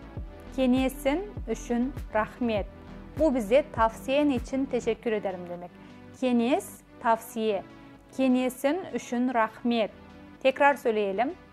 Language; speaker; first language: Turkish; non-native, fluent; Kazakh